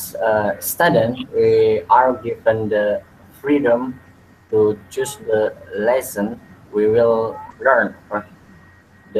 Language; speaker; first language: English; non-native, learner; Indonesian